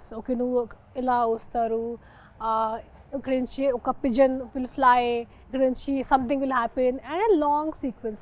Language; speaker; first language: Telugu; non-native, local second language; Hindi